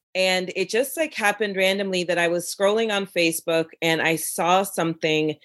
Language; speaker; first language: English; native; English